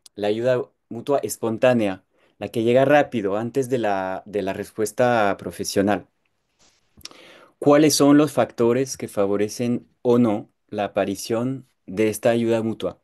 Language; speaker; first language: Spanish; non-native, fluent; French